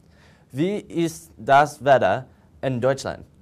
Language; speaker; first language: German; non-native, learner; English